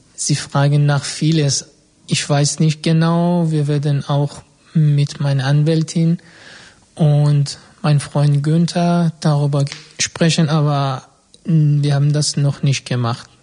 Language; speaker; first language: German; non-native, fluent; Arabic